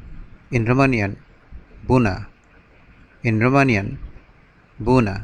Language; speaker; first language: Romanian; non-native, learner; Bangla